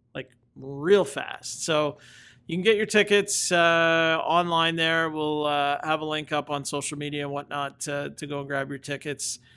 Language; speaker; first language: English; native; English